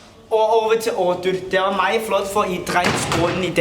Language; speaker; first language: Danish; non-native, learner; Icelandic